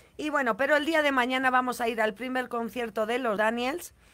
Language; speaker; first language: Spanish; native; Spanish